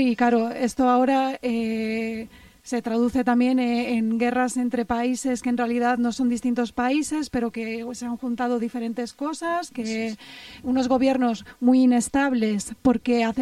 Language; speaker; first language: Spanish; native; Spanish